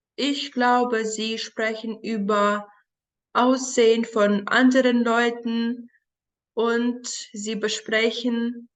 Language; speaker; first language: German; non-native, fluent; Ukrainian